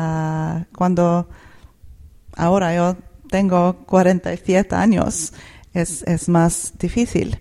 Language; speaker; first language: Spanish; non-native, fluent; Swedish